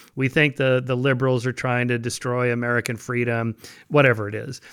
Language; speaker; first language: English; native; English